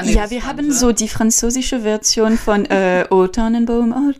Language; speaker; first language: German; non-native, learner; French